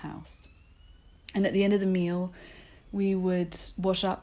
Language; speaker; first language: English; native; English